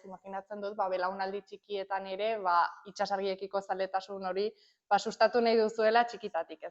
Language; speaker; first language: Basque; native; Basque